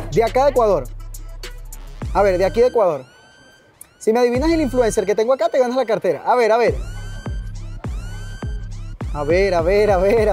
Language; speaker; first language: Spanish; native; Spanish